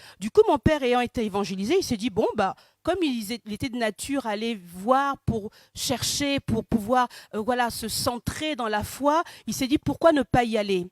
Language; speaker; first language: French; early bilingual, other home language; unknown